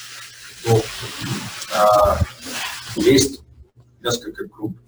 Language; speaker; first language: Russian; non-native, fluent; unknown